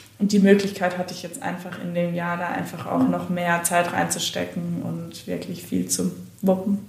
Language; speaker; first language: German; native; German